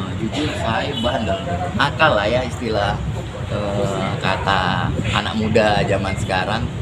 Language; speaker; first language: Indonesian; native; Indonesian